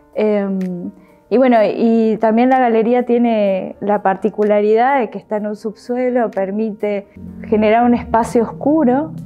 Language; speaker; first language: Spanish; native; Spanish